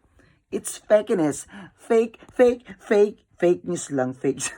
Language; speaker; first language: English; non-native, local second language; Filipino